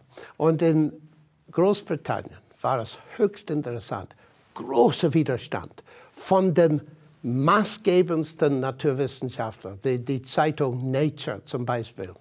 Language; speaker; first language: German; non-native, fluent; English